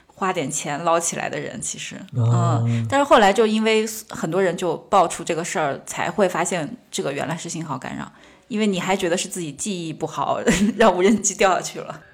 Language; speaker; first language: Chinese; native; Chinese